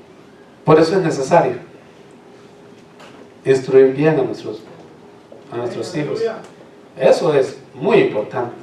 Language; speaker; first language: Spanish; native; Spanish